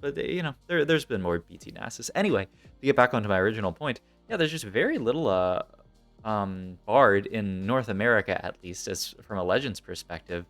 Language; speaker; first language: English; native; English